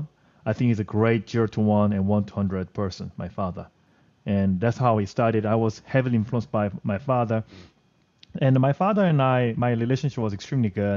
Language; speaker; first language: English; non-native, fluent; Korean